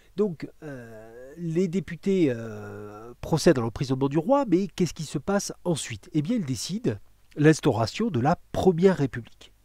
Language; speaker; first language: French; native; French